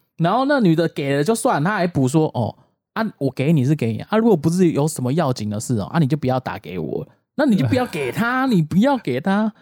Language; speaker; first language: Chinese; native; Chinese